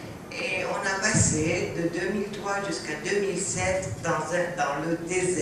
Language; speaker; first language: French; non-native, fluent; Arabic